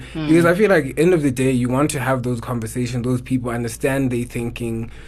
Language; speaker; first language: English; non-native, local second language; Xhosa